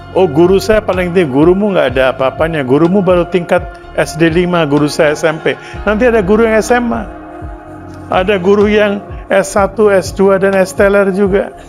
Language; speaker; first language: Indonesian; early bilingual, other home language; Sindhi